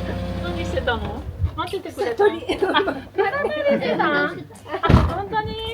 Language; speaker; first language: Japanese; native; Japanese